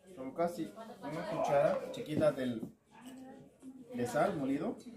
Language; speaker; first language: Spanish; non-native, learner; Arabic